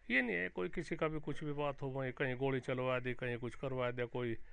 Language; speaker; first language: Hindi; native; Hindi